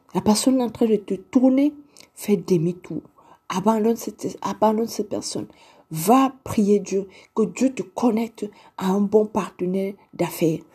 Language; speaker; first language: French; non-native, local second language; Lingala